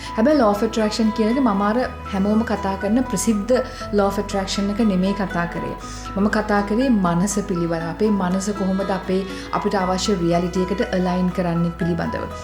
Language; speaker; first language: Sinhala; native; Sinhala